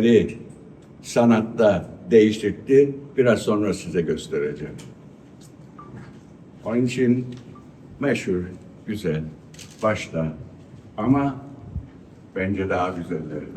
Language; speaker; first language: Turkish; early bilingual, heritage; Turkish